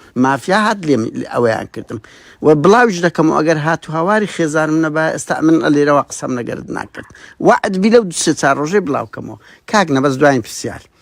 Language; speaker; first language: Central Kurdish; native; Central Kurdish